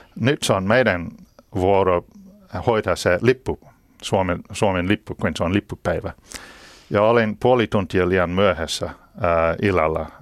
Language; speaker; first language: Finnish; non-native, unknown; English